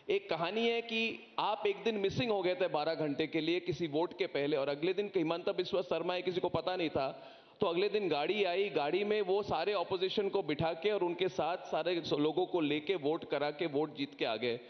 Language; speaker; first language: Hindi; non-native, local second language; Assamese